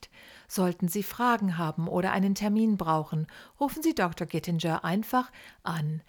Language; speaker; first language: German; native; German